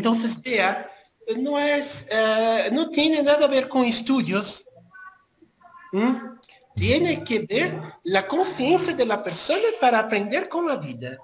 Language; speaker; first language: Portuguese; non-native, fluent; Spanish